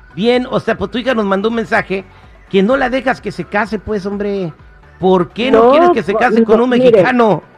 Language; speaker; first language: Spanish; early bilingual, heritage; Spanish